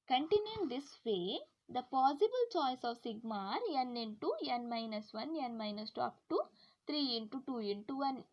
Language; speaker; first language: English; non-native, local second language; Kannada